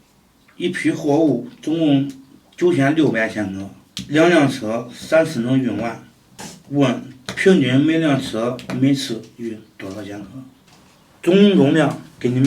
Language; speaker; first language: Chinese; native; Chinese